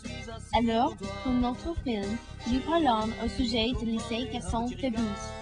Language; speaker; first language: French; non-native, learner; English